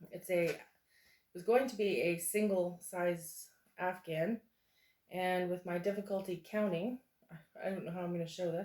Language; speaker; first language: English; native; English